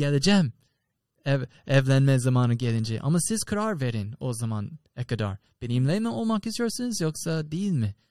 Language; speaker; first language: Turkish; non-native, fluent; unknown